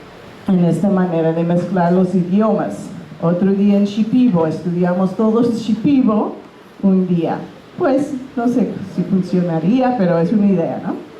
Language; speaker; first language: Spanish; non-native, fluent; English